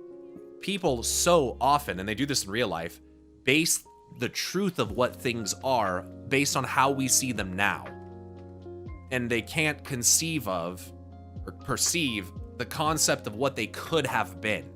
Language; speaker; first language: English; native; English